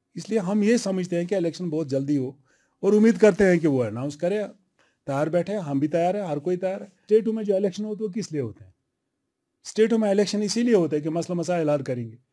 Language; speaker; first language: Hindi; non-native, local second language; Kashmiri